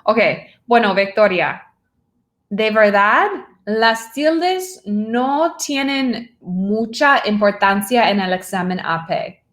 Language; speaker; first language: Spanish; non-native, fluent; English